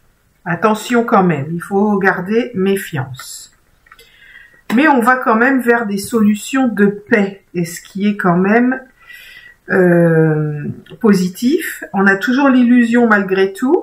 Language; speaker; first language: French; native; French